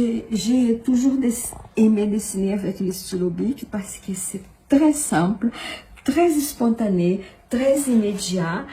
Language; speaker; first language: French; non-native, fluent; Portuguese